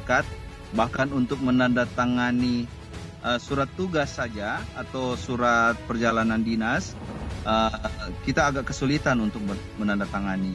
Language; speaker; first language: Indonesian; non-native, local second language; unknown